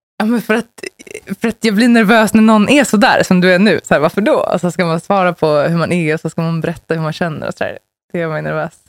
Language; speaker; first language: Swedish; native; Swedish